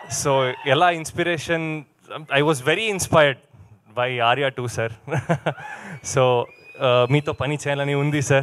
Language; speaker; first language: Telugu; non-native, learner; Kannada